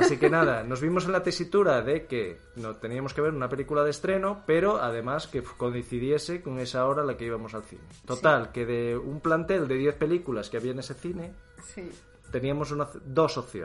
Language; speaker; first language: Spanish; native; Spanish